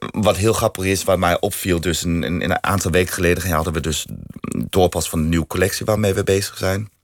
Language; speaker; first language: Dutch; non-native, fluent; Danish